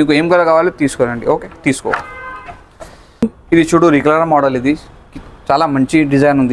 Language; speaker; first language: Telugu; non-native, local second language; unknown